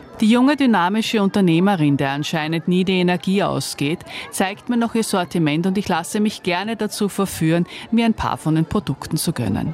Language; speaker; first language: German; native; German